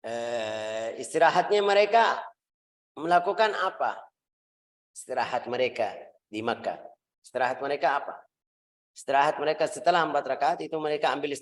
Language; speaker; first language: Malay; non-native, fluent; Arabic